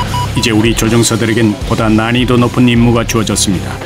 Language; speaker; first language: Korean; native; Korean